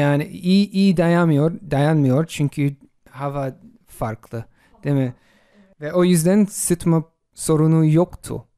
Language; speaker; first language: Turkish; non-native, fluent; English